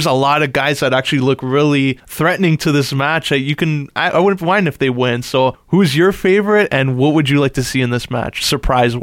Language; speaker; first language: English; native; English